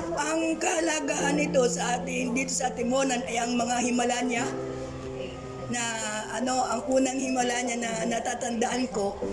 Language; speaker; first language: Filipino; native; Filipino